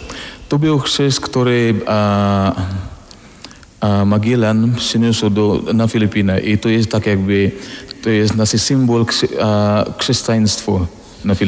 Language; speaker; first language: Polish; non-native, learner; Filipino